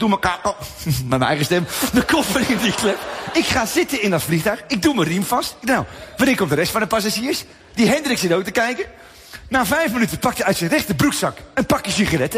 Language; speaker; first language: Dutch; native; Dutch